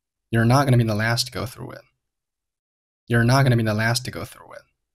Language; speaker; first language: English; non-native, fluent; Chinese